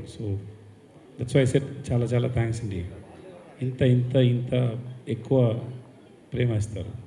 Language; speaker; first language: Telugu; non-native, learner; Tamil